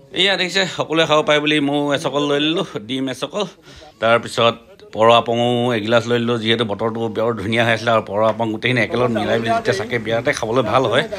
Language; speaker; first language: Assamese; non-native, local second language; Mising